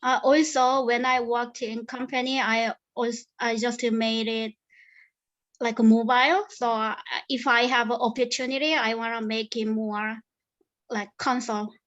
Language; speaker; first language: English; non-native, fluent; Korean